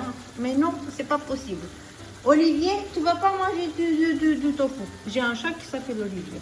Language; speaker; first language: French; non-native, fluent; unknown